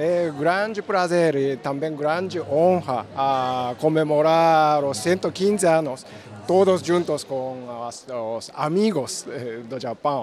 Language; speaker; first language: Portuguese; non-native, learner; Japanese